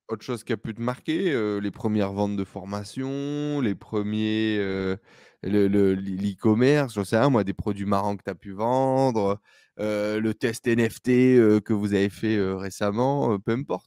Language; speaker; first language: French; native; French